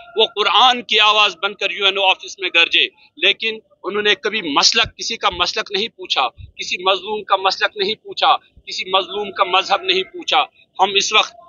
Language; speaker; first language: Urdu; non-native, local second language; Kashmiri